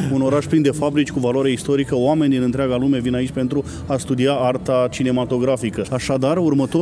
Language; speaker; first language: Romanian; native; Romanian